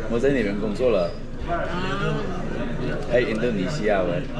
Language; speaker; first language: Chinese; non-native, fluent; English